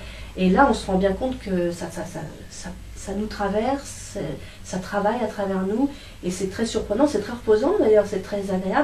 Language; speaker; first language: French; native; French